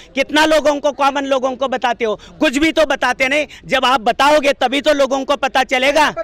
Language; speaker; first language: Hindi; non-native, local second language; Marathi